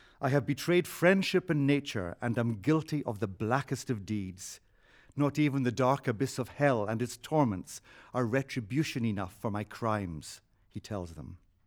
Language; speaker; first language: English; native; English